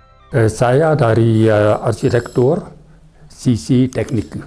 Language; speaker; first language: Indonesian; non-native, fluent; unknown